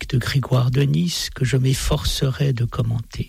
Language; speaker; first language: French; native; French